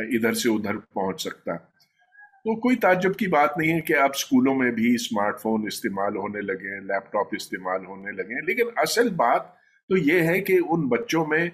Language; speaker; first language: Urdu; native; Urdu